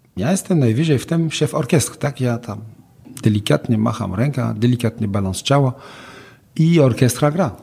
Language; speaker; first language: Polish; non-native, fluent; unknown